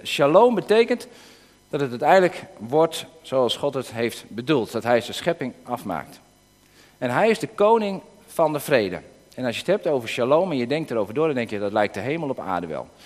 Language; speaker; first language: Dutch; native; Dutch